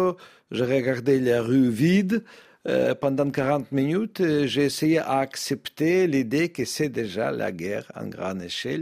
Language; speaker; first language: French; non-native, fluent; Russian